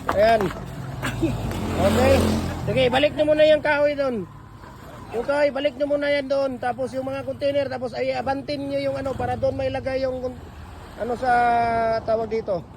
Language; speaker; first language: Filipino; non-native, local second language; Cebuano